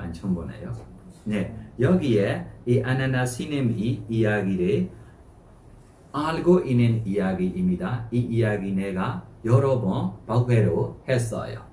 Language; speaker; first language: Korean; non-native, fluent; Burmese